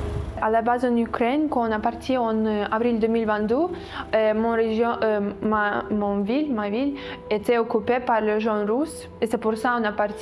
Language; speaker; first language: French; non-native, fluent; Ukrainian